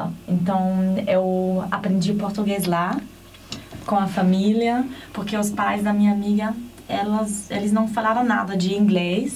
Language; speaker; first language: Portuguese; non-native, fluent; German